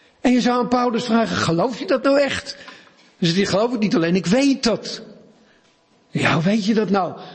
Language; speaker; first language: Dutch; native; Dutch